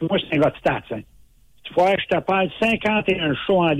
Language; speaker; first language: French; native; French